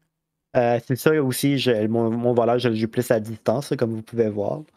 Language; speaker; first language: French; native; French